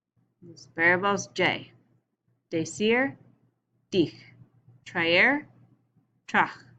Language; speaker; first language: Spanish; non-native, learner; English